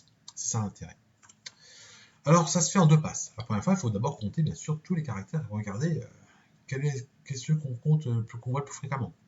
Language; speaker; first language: French; native; French